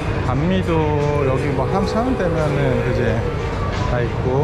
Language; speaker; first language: Korean; native; Korean